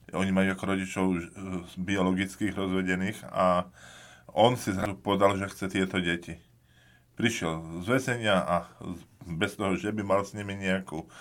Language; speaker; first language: Slovak; native; Slovak